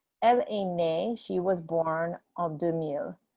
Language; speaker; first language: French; non-native, fluent; English